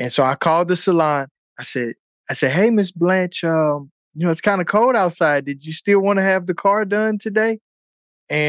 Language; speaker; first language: English; native; English